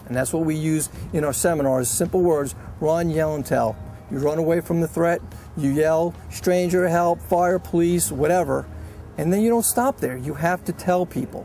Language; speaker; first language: English; native; English